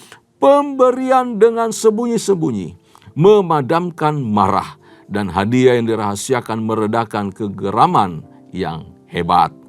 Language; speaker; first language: Indonesian; native; Indonesian